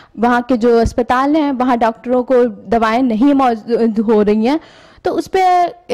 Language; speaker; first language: Hindi; native; Hindi